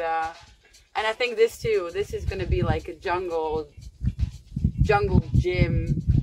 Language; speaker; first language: English; non-native, fluent; Dutch